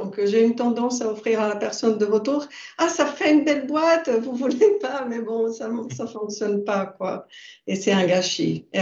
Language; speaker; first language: French; non-native, fluent; Portuguese